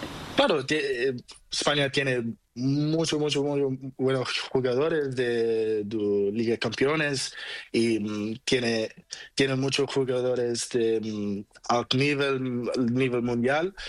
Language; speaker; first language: Spanish; non-native, fluent; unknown